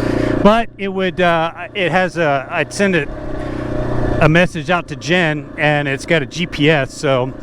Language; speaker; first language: English; native; English